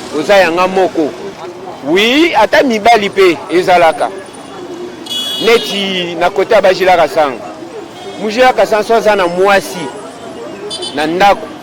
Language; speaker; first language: Lingala; non-native, local second language; Luba-Lulua